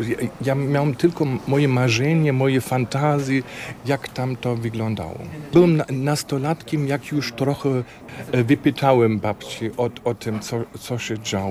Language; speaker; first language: Polish; non-native, fluent; German